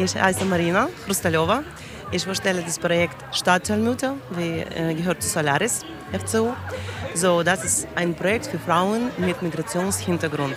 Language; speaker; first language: German; non-native, learner; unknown